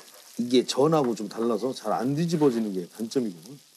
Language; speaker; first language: Korean; native; Korean